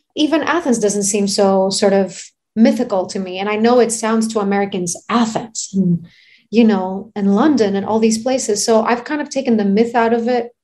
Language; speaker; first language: English; non-native, fluent; Greek